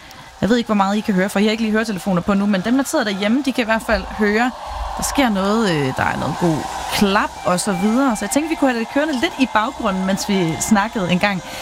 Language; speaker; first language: Danish; native; Danish